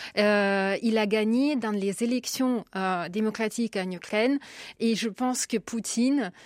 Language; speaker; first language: French; non-native, fluent; Ukrainian